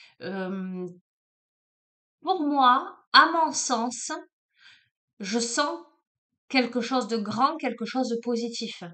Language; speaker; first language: French; native; French